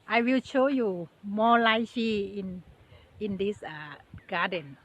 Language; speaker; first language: English; non-native, learner; Thai